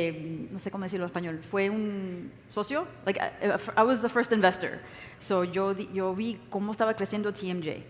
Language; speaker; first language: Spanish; early bilingual, heritage; English